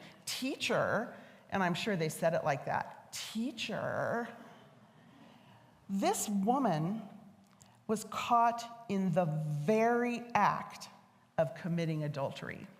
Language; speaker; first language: English; native; English